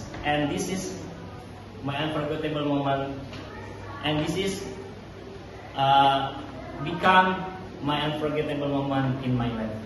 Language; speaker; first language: English; non-native, learner; Indonesian